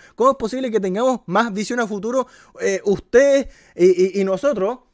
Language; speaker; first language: Spanish; native; Spanish